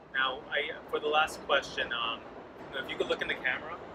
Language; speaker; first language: English; early bilingual, other home language; Spanish